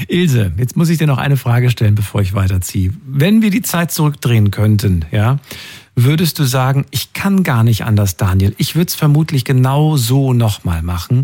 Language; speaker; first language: German; native; German